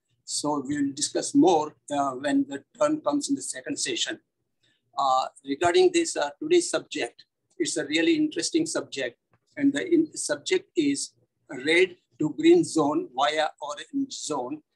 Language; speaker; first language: English; non-native, local second language; Gujarati